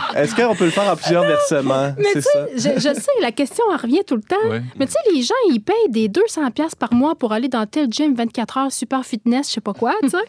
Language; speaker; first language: French; native; French